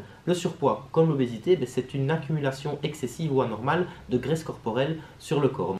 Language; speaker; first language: French; native; French